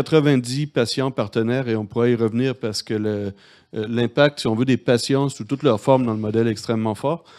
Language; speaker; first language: French; native; French